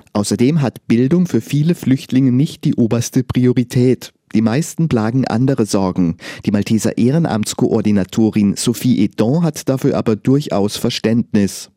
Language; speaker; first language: German; native; German